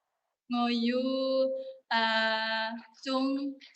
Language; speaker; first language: Cantonese; non-native, learner; Javanese